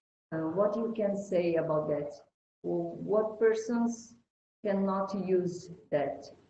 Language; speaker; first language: English; non-native, fluent; Portuguese